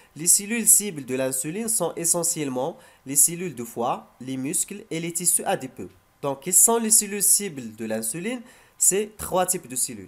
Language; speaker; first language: French; non-native, local second language; Arabic